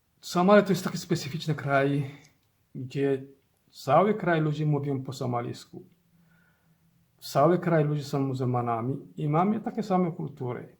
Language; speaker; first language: Polish; non-native, learner; Somali